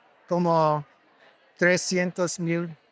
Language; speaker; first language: Spanish; non-native, learner; English